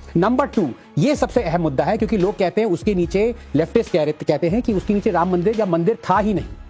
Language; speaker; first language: Hindi; non-native, local second language; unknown